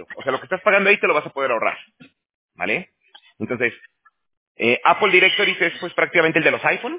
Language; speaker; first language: Spanish; native; Spanish